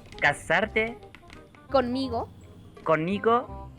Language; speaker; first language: Spanish; non-native, learner; Turkish